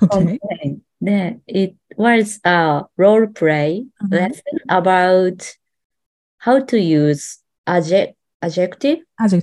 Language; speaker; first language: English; non-native, learner; Japanese